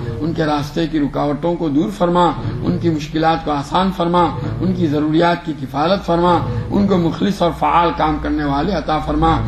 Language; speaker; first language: Urdu; non-native, local second language; Gujarati